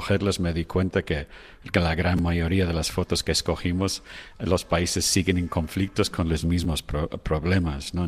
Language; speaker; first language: Spanish; non-native, fluent; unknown